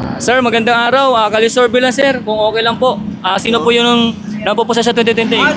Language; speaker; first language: Filipino; native; Filipino